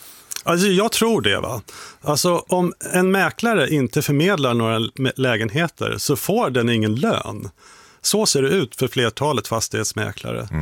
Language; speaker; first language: Swedish; native; Swedish